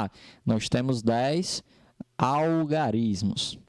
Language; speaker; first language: Portuguese; native; Portuguese